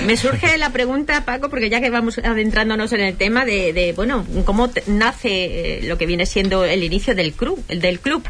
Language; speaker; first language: Spanish; native; Spanish